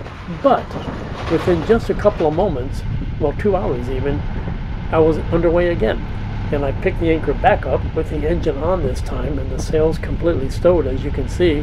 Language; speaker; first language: English; native; English